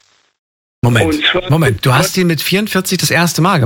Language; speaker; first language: German; native; German